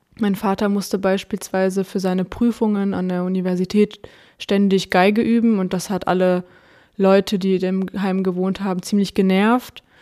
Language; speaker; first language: German; early bilingual, other home language; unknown